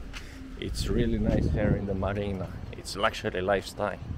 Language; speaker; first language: English; non-native, fluent; Swedish